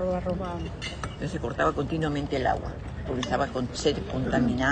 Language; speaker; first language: Spanish; native; Spanish